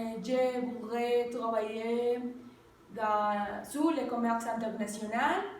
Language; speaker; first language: French; non-native, learner; Spanish